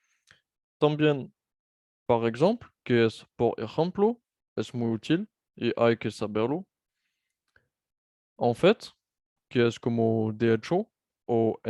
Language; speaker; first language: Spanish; non-native, fluent; French